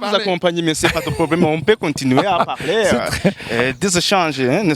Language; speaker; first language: French; non-native, local second language; Rundi